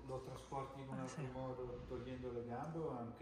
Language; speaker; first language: Italian; non-native, learner; English